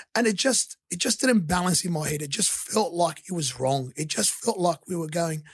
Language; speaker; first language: English; early bilingual, other home language; Arabic